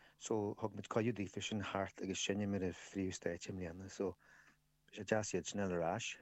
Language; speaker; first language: Irish; native; Irish